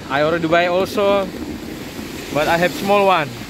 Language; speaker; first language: English; non-native, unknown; Indonesian